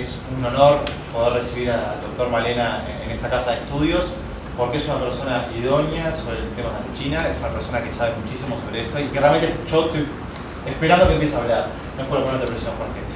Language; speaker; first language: Spanish; native; Spanish